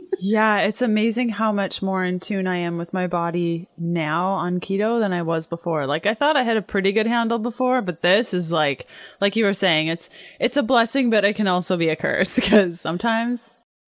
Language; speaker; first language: English; native; English